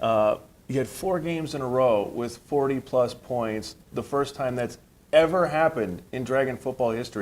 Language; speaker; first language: English; native; English